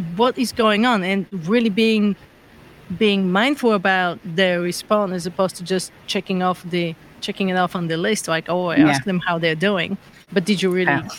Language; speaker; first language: English; non-native, fluent; Bulgarian